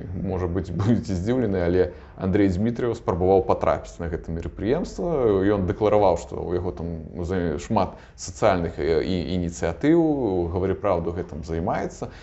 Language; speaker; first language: Belarusian; non-native, local second language; Russian